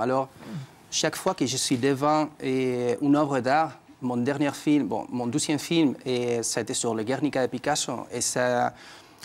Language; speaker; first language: French; non-native, fluent; Spanish